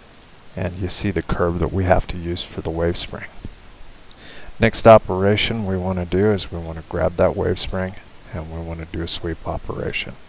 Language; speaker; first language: English; native; English